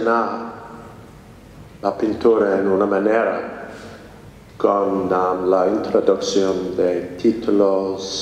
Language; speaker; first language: Spanish; non-native, fluent; English